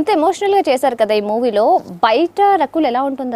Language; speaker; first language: Telugu; native; Telugu